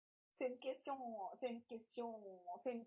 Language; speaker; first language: French; native; French